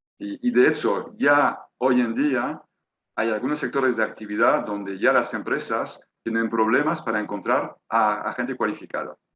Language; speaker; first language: Spanish; non-native, fluent; French